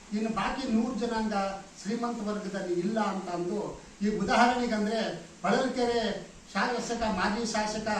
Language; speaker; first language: Kannada; non-native, local second language; Lambadi